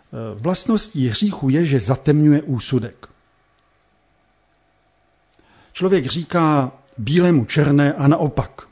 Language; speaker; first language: Czech; native; Czech